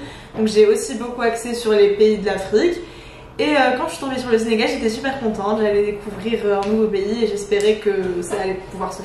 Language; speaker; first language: French; non-native, local second language; Arabic